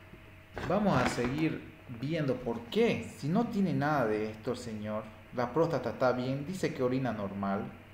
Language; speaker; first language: Spanish; native; Spanish